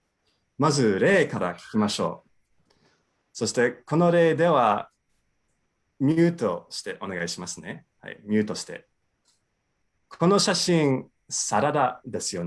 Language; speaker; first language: Japanese; non-native, fluent; English